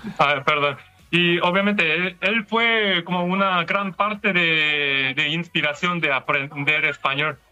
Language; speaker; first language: Spanish; non-native, fluent; Korean